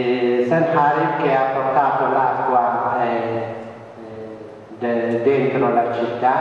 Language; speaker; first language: Italian; non-native, fluent; Central Kurdish